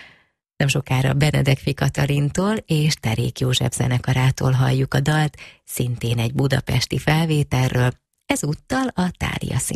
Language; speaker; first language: Hungarian; native; Hungarian